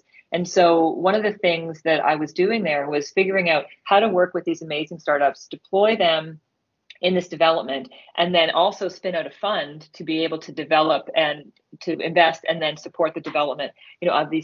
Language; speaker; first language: English; native; English